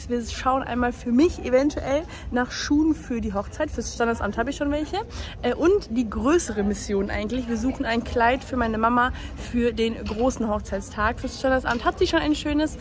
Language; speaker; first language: German; native; German